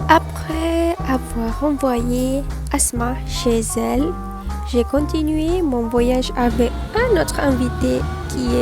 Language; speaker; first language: French; non-native, learner; Malay